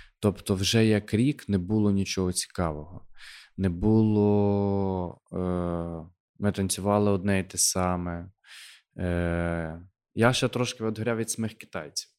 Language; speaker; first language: Ukrainian; native; Ukrainian